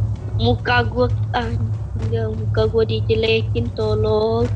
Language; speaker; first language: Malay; non-native, local second language; Minangkabau